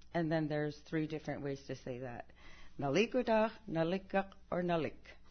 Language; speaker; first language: English; early bilingual, other home language; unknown